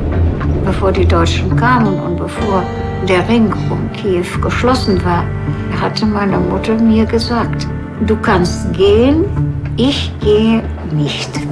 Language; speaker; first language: German; non-native, fluent; Russian